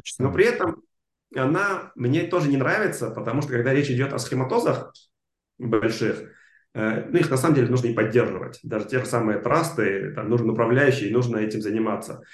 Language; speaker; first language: Russian; non-native, local second language; Armenian